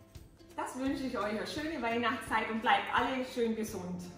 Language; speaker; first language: German; native; German